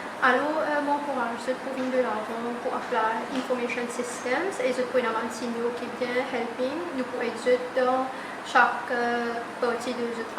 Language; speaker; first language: French; non-native, local second language; Morisyen